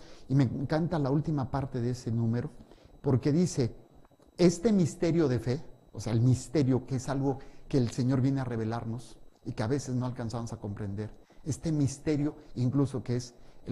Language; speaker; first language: Spanish; native; Spanish